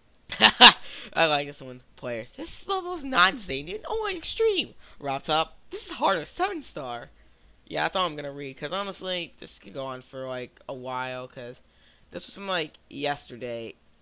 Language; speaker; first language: English; native; English